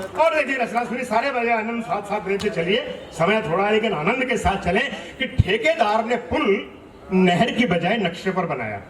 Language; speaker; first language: Hindi; non-native, local second language; Punjabi